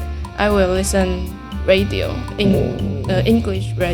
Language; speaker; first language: English; non-native, learner; Chinese